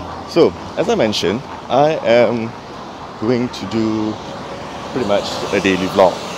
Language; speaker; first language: English; non-native, local second language; Malay